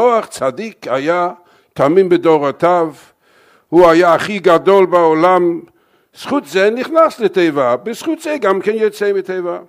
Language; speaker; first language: Hebrew; non-native, fluent; English